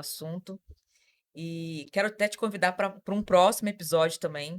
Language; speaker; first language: Portuguese; native; Portuguese